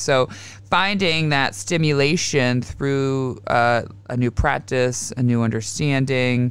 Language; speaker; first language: English; native; English